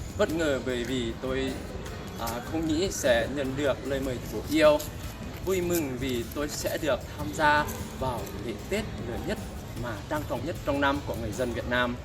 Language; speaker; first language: Vietnamese; non-native, fluent; Lao